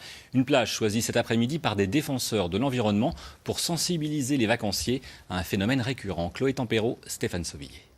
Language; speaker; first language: French; native; French